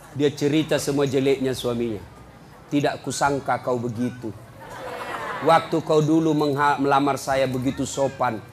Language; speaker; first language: Indonesian; non-native, local second language; Buginese